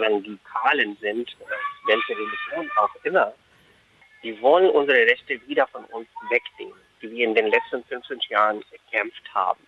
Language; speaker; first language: German; non-native, fluent; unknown